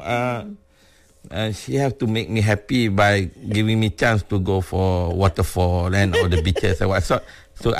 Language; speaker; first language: English; non-native, local second language; Malay